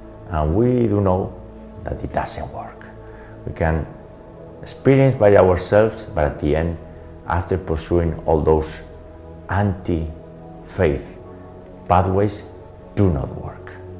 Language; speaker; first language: English; non-native, fluent; Spanish